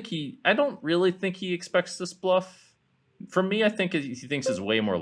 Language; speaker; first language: English; native; English